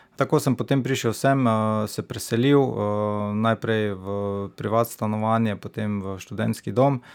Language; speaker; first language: Slovenian; native; Slovenian